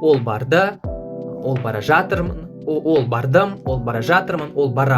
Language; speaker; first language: Kazakh; non-native, learner; Russian